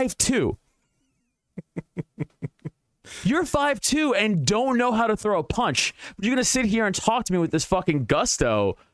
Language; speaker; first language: English; native; English